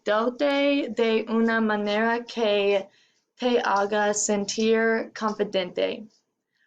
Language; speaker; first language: Spanish; non-native, learner; English